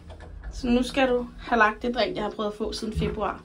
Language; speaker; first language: Danish; native; Danish